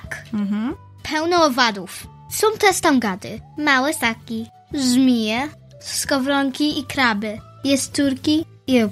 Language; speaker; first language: Polish; early bilingual, heritage; Polish